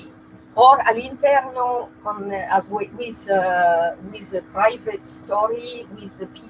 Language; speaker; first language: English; non-native, learner; French